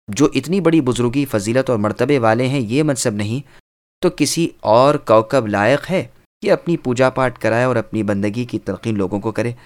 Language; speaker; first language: Urdu; native; Urdu